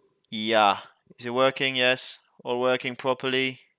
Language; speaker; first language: English; non-native, fluent; French